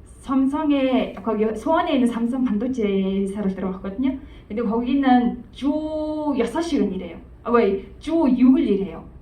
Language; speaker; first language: Korean; non-native, fluent; Mongolian